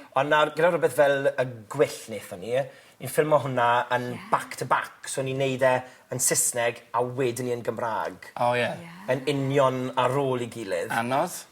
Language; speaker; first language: Welsh; native; Welsh